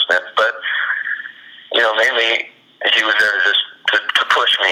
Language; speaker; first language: English; native; English